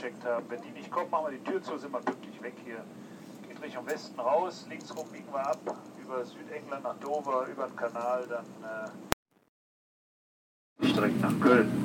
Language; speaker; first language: German; native; German